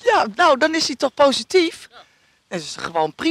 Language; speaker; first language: Dutch; native; Dutch